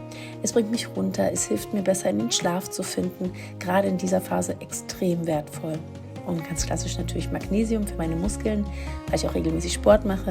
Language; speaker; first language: German; native; German